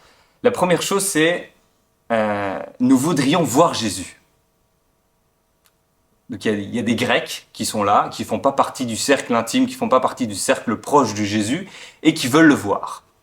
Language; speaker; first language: French; native; French